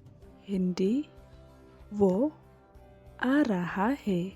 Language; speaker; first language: Hindi; non-native, local second language; Khasi